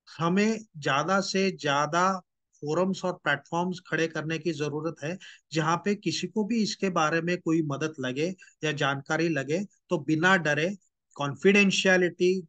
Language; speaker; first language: Hindi; non-native, local second language; Marathi